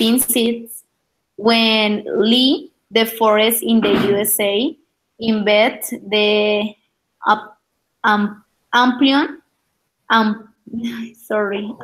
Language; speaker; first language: English; non-native, learner; Spanish